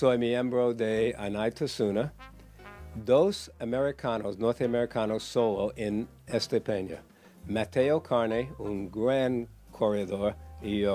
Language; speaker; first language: Spanish; non-native, learner; English